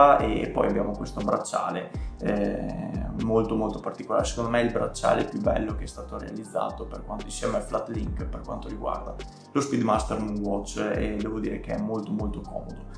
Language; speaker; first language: Italian; native; Italian